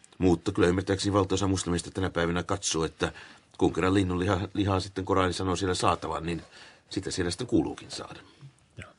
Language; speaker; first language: Finnish; native; Finnish